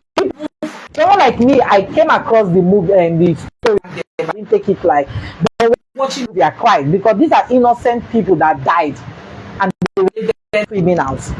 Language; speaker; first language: English; non-native, local second language; Igbo